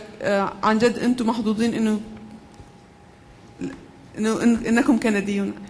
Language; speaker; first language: Arabic; native; Arabic